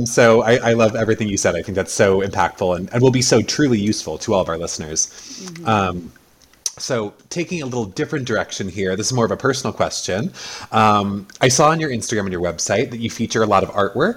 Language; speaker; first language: English; native; English